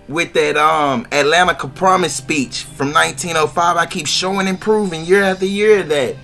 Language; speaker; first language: English; native; English